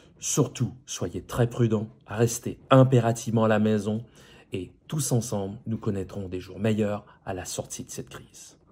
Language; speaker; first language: French; native; French